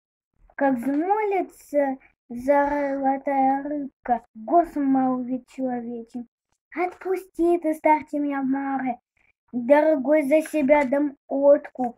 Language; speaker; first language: Russian; native; Russian